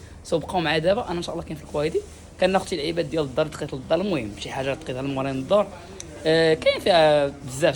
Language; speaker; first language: Arabic; native; Arabic